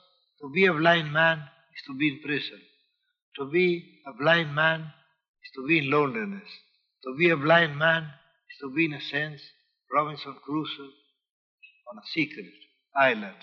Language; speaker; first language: English; non-native, fluent; Spanish